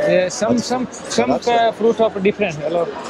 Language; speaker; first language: English; non-native, learner; Hindi